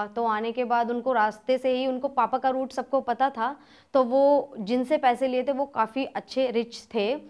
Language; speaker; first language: Hindi; native; Hindi